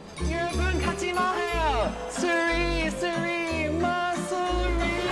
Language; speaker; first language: Korean; non-native, learner; English